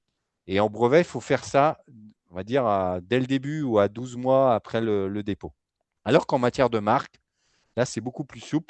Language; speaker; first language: French; native; French